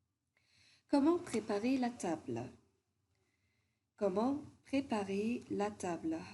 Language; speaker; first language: French; non-native, fluent; Arabic